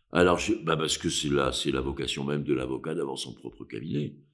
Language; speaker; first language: French; native; French